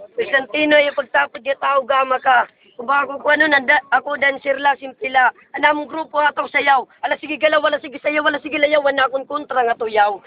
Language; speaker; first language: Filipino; non-native, local second language; Waray